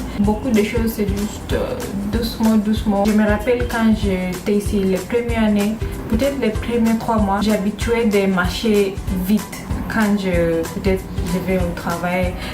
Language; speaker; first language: French; non-native, learner; Swahili